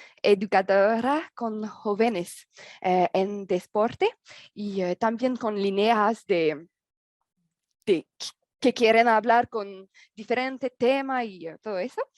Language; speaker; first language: Spanish; non-native, learner; French